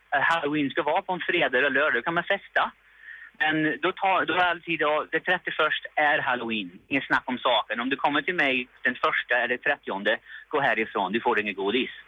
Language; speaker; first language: Swedish; non-native, fluent; English